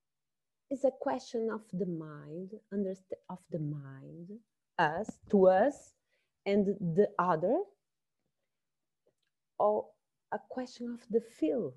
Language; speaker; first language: English; non-native, learner; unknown